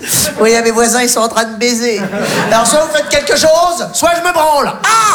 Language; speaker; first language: French; native; French